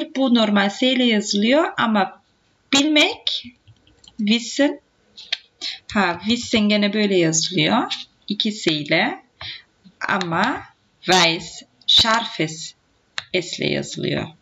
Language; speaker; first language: Turkish; native; Turkish